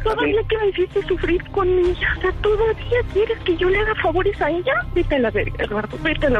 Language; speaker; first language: Spanish; native; Spanish